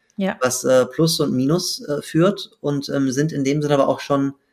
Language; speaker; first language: German; native; German